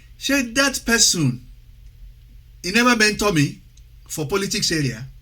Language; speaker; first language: Nigerian Pidgin; non-native, local second language; Yoruba